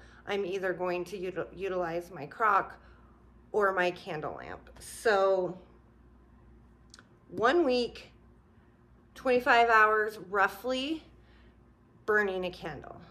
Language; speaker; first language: English; native; English